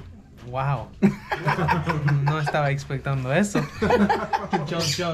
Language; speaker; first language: Spanish; non-native, learner; English